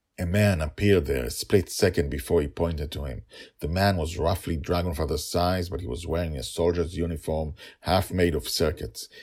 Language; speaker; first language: English; non-native, fluent; Hebrew